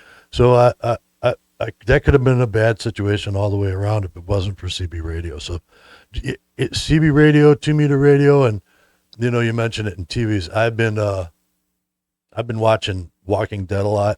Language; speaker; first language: English; native; English